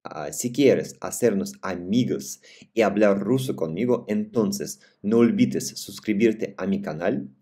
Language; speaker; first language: Spanish; non-native, fluent; Russian